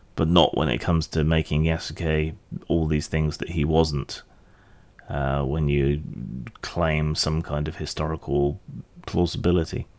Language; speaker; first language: English; native; English